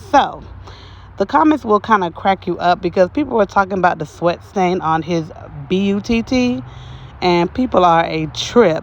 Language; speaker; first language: English; native; English